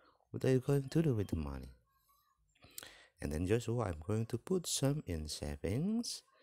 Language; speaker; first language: English; non-native, fluent; Indonesian